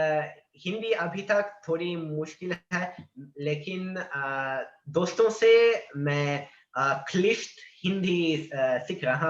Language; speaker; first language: Hindi; non-native, learner; Italian